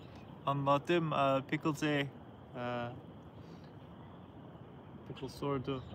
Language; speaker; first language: Turkish; non-native, learner; English